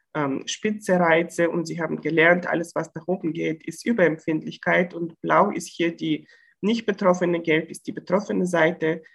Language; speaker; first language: German; non-native, fluent; Bulgarian